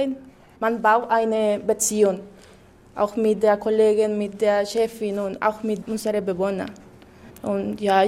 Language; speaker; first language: German; non-native, fluent; Spanish